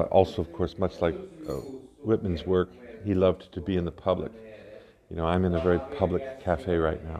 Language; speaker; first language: English; native; English